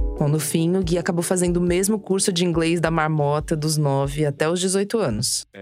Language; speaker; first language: Portuguese; native; Portuguese